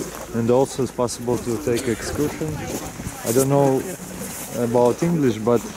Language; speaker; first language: English; non-native, learner; Russian